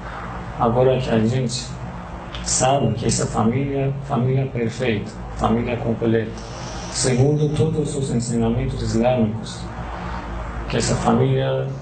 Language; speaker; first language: Portuguese; non-native, learner; Persian